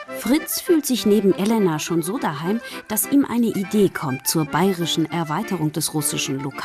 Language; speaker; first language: German; native; German